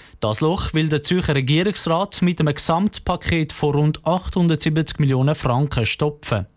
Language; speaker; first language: German; native; German